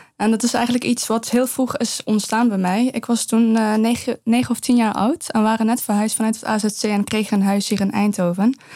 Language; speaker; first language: Dutch; early bilingual, other home language; Persian